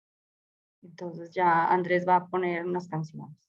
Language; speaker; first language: Spanish; native; Spanish